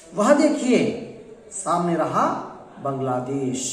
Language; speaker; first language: Hindi; non-native, local second language; Kannada